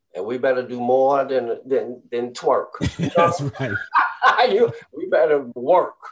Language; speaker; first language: English; native; English